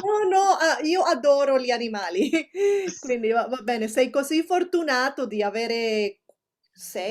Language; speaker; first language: Italian; non-native, fluent; Spanish